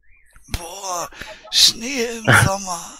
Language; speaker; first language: German; native; German